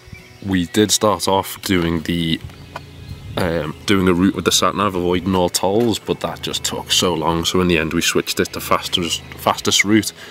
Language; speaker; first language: English; native; English